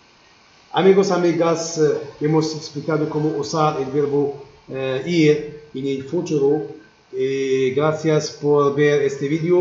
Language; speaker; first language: Spanish; non-native, learner; Arabic